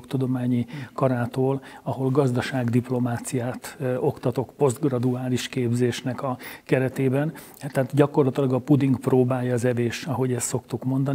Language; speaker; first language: Hungarian; native; Hungarian